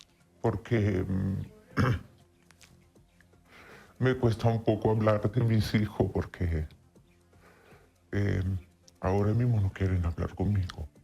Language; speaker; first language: Spanish; non-native, fluent; Italian